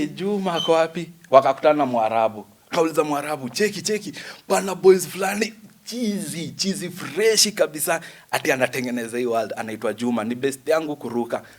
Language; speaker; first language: Swahili; native; Swahili